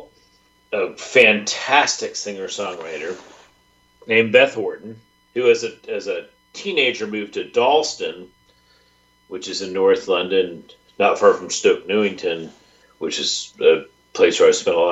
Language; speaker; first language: English; native; English